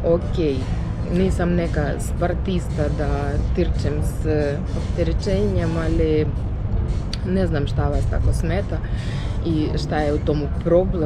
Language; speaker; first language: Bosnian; non-native, learner; Ukrainian